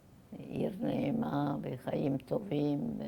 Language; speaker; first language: Hebrew; non-native, fluent; German